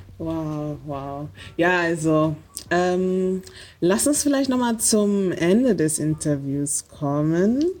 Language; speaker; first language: German; early bilingual, other home language; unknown